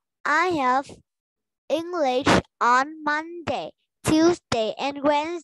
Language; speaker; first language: English; non-native, learner; Vietnamese